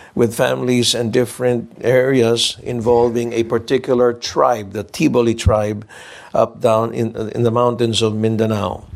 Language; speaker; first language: English; non-native, local second language; Filipino